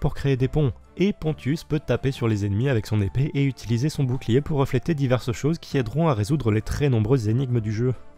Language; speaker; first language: French; native; French